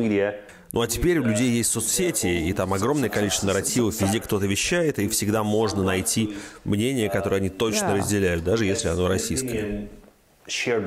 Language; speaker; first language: Russian; native; Russian